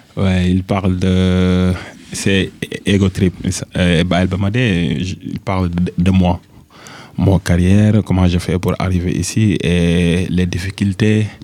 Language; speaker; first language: French; non-native, local second language; Wolof